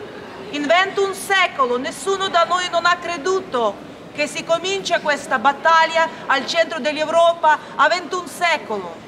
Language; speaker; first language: Italian; non-native, learner; Ukrainian